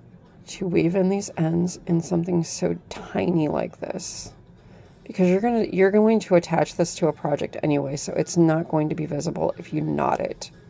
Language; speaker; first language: English; native; English